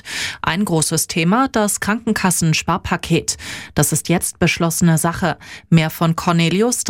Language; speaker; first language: German; native; German